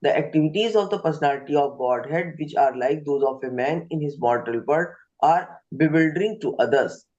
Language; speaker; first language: English; non-native, local second language; Hindi